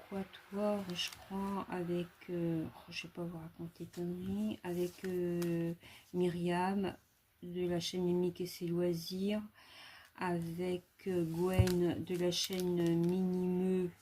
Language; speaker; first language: French; native; French